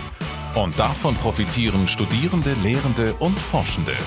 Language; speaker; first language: German; native; German